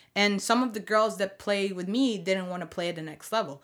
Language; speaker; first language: English; non-native, fluent; Spanish